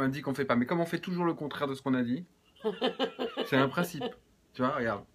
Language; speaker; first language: French; native; French